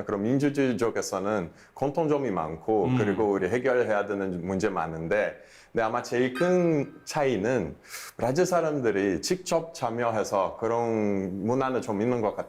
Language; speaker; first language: Korean; non-native, fluent; Portuguese